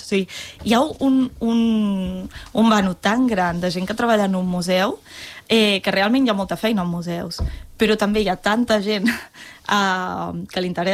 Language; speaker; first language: Catalan; native; Catalan